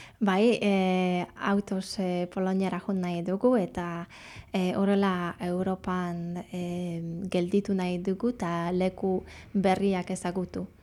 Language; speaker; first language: Basque; non-native, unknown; Polish